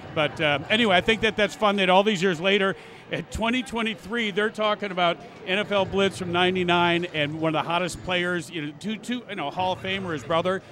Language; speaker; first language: English; native; English